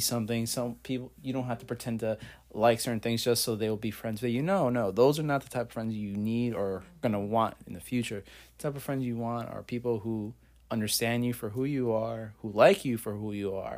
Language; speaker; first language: English; native; English